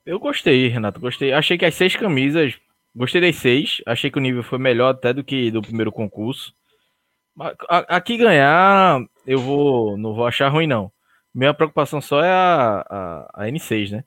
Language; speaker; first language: Portuguese; native; Portuguese